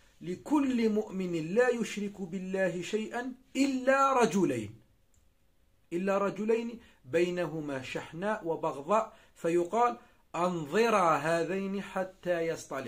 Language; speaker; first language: Arabic; native; Arabic